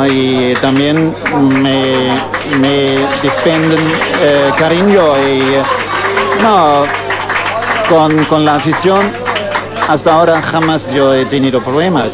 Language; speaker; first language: Spanish; non-native, fluent; German